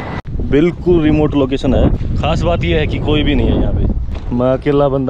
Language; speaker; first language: Hindi; native; Hindi